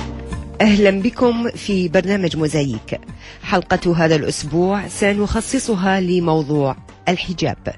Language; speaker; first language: Arabic; native; Arabic